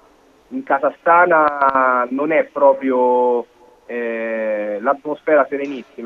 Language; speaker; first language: Italian; native; Italian